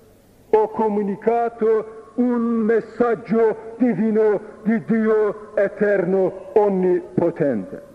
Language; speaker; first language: Italian; non-native, fluent; Turkish